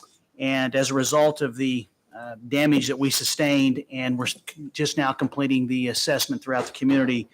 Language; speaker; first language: English; native; English